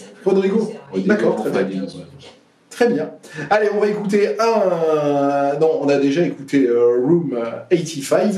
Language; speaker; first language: French; native; French